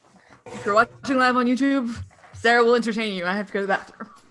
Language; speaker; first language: English; native; English